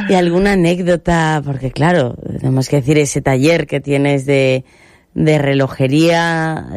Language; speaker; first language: Spanish; native; Spanish